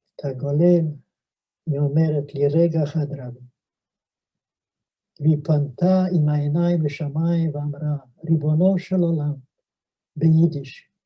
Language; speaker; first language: Hebrew; non-native, fluent; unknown